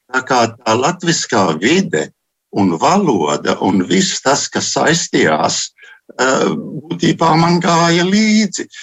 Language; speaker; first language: Latvian; early bilingual, heritage; Latvian